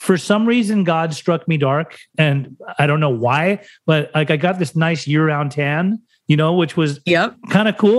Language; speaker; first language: English; early bilingual, other home language; German